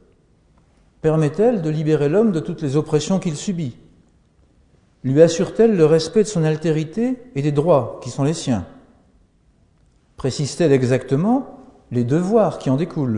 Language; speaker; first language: French; native; French